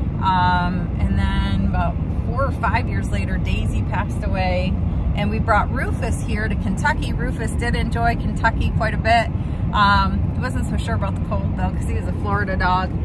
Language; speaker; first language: English; native; English